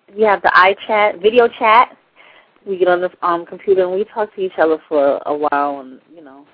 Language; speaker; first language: English; native; English